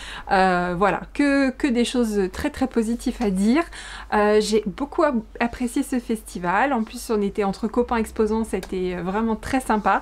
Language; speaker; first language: French; native; French